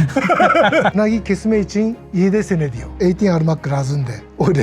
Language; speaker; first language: Turkish; non-native, learner; Japanese